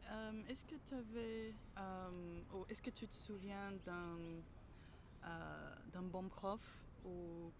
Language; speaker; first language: French; non-native, fluent; English